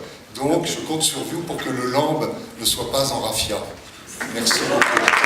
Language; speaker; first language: French; native; French